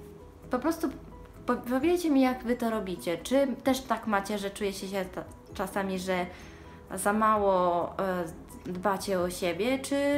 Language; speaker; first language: Polish; early bilingual, heritage; Polish